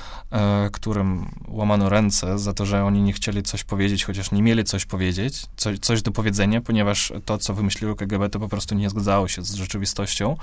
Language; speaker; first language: Polish; non-native, fluent; Russian